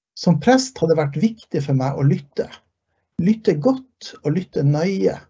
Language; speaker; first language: Norwegian; early bilingual, heritage; Norwegian